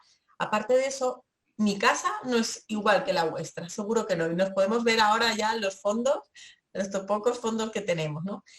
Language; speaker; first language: Spanish; native; Spanish